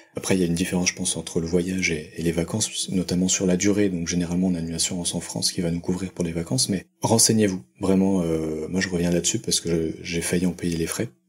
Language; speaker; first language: French; native; French